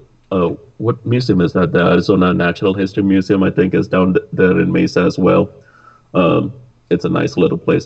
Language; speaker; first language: English; non-native, local second language; Tamil